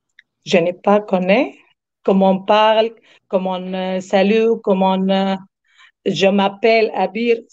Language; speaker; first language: French; non-native, learner; Arabic